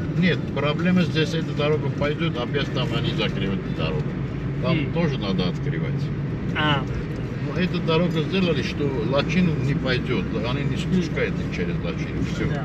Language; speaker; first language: Russian; non-native, learner; Armenian